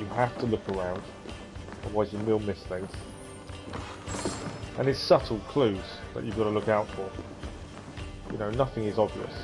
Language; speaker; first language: English; native; English